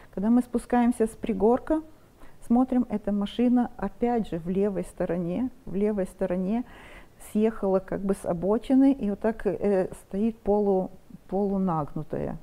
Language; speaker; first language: Russian; non-native, local second language; Romanian